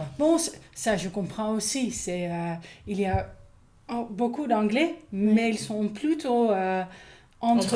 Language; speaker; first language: French; non-native, learner; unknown